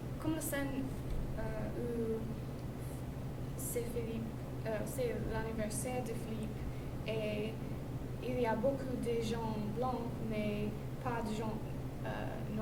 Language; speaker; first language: French; non-native, learner; English